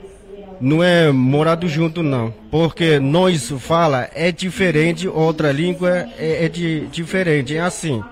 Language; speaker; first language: Portuguese; non-native, local second language; Yanomámi